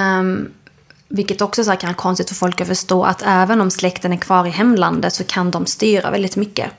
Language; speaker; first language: Swedish; early bilingual, other home language; Arabic